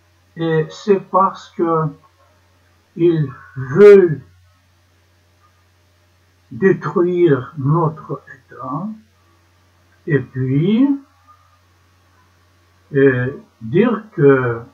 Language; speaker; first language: French; non-native, learner; Ukrainian